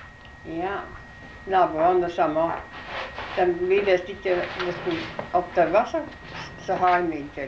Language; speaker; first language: Norwegian; early bilingual, heritage; Norwegian